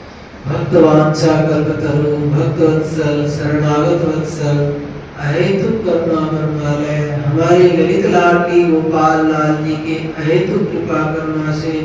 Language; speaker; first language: Hindi; native; Hindi